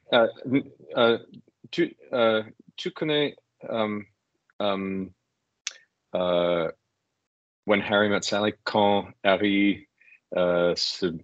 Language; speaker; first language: French; non-native, learner; English